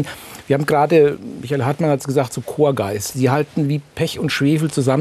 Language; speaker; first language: German; native; German